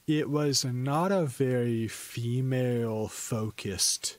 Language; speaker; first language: English; native; English